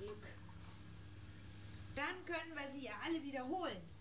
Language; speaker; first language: German; native; German